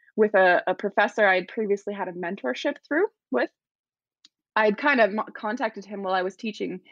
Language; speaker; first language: English; native; English